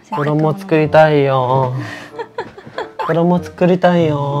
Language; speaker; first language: Japanese; non-native, learner; Vietnamese